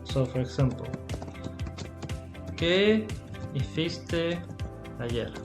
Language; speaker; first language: Spanish; non-native, fluent; English